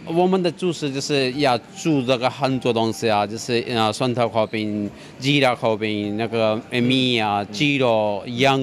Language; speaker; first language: Chinese; non-native, learner; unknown